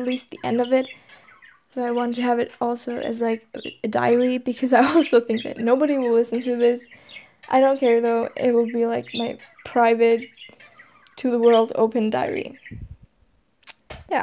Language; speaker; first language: English; non-native, fluent; German